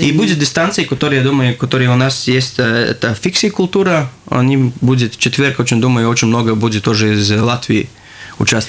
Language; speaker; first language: Russian; non-native, local second language; Latvian